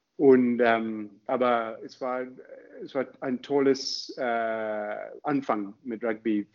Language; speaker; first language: German; non-native, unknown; English